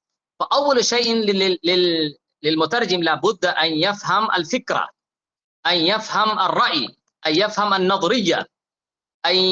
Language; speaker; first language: Arabic; non-native, fluent; Urdu